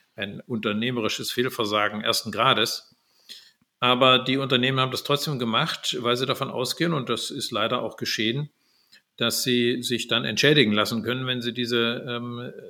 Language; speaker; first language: German; native; German